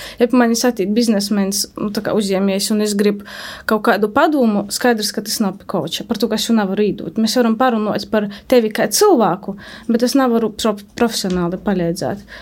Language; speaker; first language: Latvian; native; Latvian